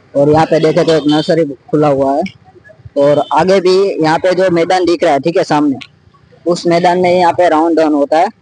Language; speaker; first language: Hindi; non-native, local second language; Gujarati